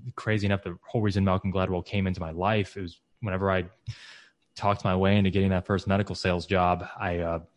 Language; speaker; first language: English; native; English